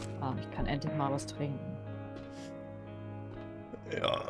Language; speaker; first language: German; native; German